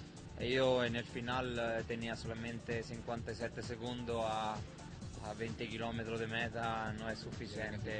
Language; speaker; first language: Spanish; non-native, fluent; Italian